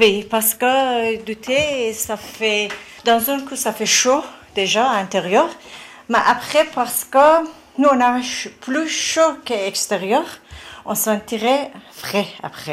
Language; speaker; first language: French; non-native, learner; Persian